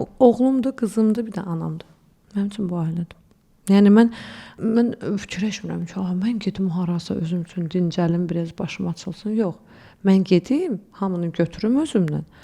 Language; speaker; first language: Azerbaijani; early bilingual, heritage; Azerbaijani